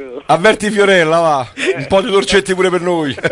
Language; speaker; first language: Italian; native; Italian